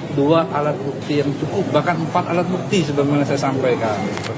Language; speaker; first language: Indonesian; native; Indonesian